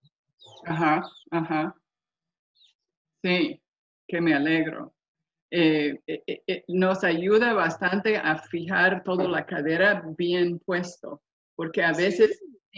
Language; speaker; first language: Spanish; non-native, fluent; English